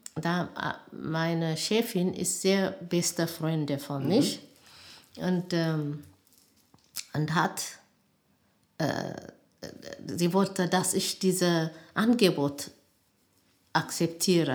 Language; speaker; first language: German; non-native, learner; Amharic